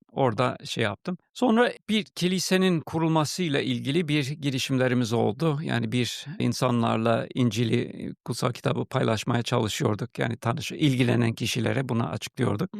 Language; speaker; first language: Turkish; non-native, fluent; English